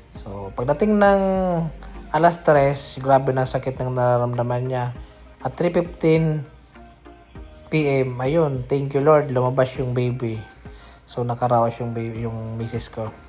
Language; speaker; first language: Filipino; non-native, local second language; Bikol